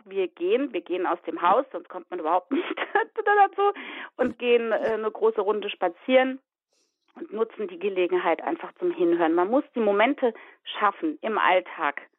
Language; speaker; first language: German; native; German